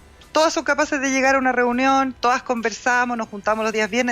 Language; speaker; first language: Spanish; native; Spanish